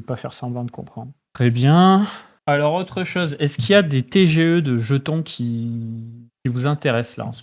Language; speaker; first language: French; native; French